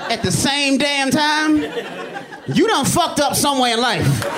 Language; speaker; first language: English; native; English